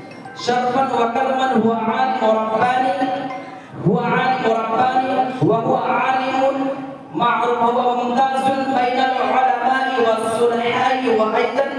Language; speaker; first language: Arabic; non-native, learner; Urdu